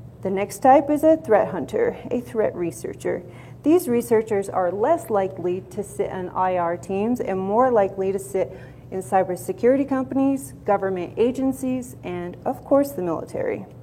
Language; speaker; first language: English; native; English